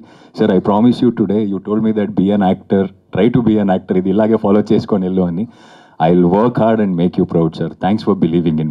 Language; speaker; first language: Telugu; non-native, fluent; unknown